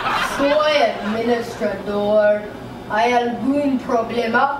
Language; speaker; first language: Spanish; non-native, learner; English